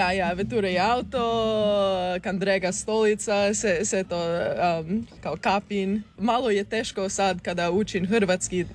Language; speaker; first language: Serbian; early bilingual, heritage; English